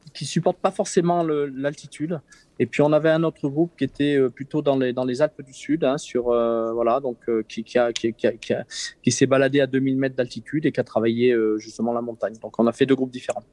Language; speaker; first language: French; native; French